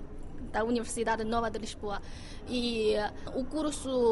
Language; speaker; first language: Portuguese; non-native, fluent; Chinese